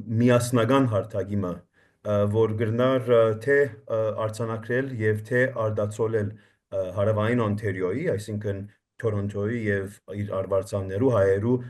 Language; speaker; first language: Armenian; early bilingual, heritage; Armenian